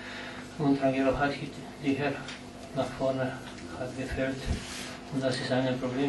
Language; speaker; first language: German; non-native, learner; Slovenian